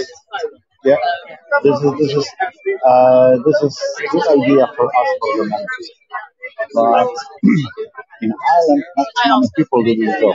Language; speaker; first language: English; non-native, learner; Polish